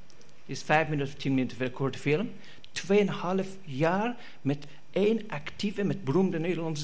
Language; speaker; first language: Dutch; non-native, fluent; Persian